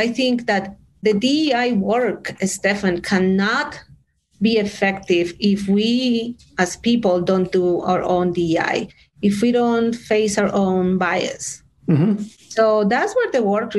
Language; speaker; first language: English; non-native, fluent; Spanish